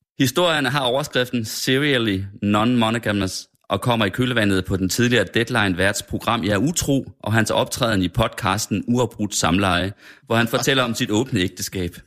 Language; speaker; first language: Danish; native; Danish